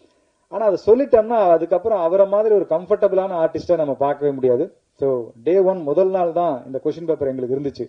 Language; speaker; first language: Tamil; native; Tamil